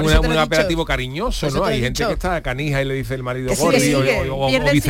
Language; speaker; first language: Spanish; native; Spanish